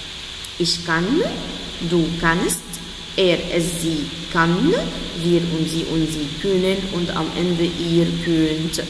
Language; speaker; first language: German; non-native, fluent; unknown